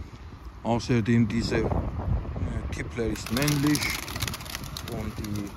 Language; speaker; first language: German; non-native, fluent; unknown